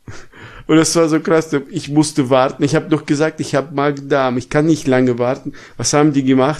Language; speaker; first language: German; early bilingual, other home language; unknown